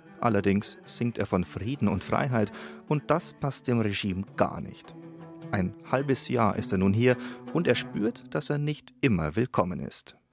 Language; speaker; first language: German; native; German